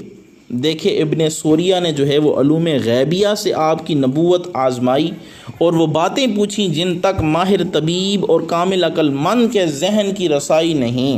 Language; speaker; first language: Urdu; native; Urdu